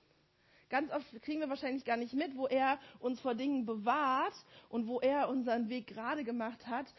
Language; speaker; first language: German; native; German